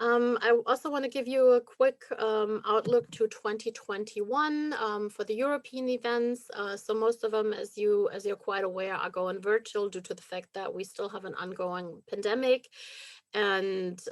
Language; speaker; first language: English; non-native, fluent; German